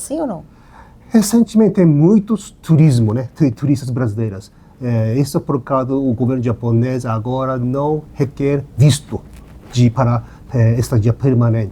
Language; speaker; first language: Portuguese; non-native, learner; Japanese